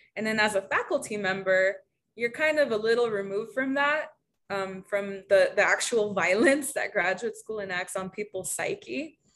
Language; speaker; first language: English; early bilingual, other home language; Spanish